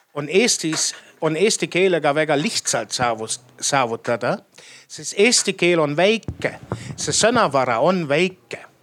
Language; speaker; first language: Estonian; non-native, fluent; German